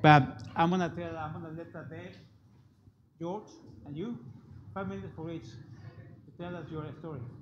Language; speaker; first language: English; non-native, learner; Spanish